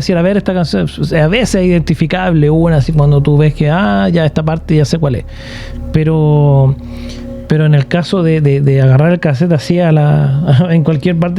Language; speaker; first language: Spanish; native; Spanish